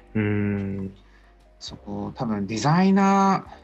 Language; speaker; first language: Japanese; non-native, fluent; Chinese